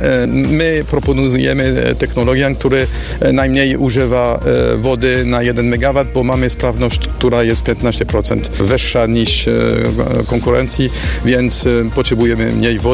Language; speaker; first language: Polish; non-native, learner; French